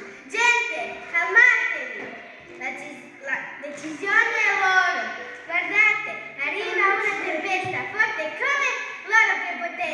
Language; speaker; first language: Italian; non-native, learner; Croatian